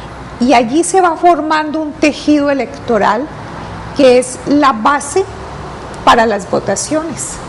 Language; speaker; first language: Spanish; native; Spanish